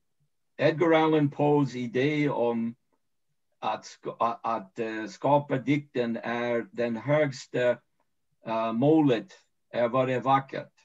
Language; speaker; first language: Swedish; non-native, fluent; English